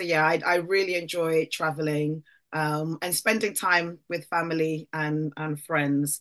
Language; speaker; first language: English; native; English